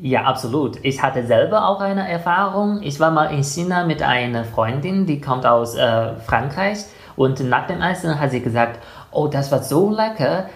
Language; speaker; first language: German; non-native, fluent; Chinese